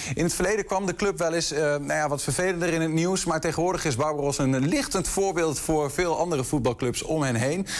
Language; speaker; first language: Dutch; native; Dutch